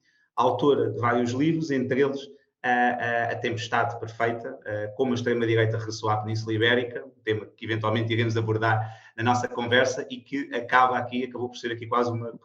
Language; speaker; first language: Portuguese; native; Portuguese